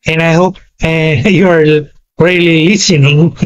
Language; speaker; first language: English; non-native, local second language; Filipino